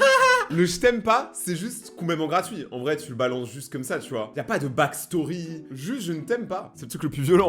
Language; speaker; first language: French; native; French